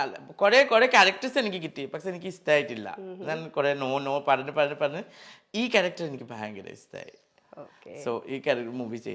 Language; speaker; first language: Malayalam; non-native, fluent; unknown